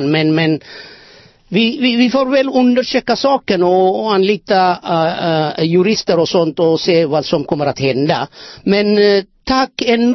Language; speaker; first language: Swedish; non-native, fluent; Amharic